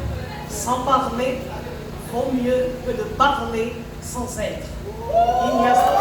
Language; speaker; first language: French; non-native, local second language; Haitian Creole